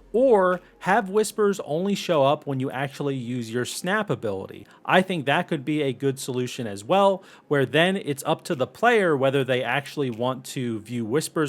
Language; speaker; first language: English; native; English